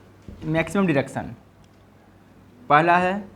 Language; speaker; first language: Hindi; native; Hindi